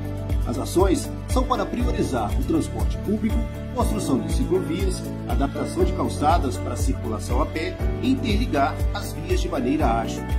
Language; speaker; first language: Portuguese; native; Portuguese